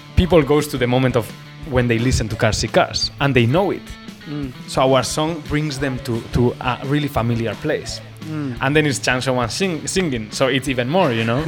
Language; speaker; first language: English; non-native, fluent; Basque